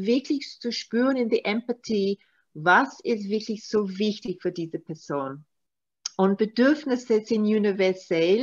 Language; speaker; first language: German; non-native, learner; Maltese